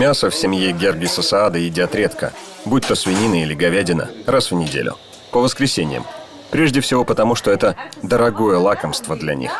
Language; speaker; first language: Russian; native; Russian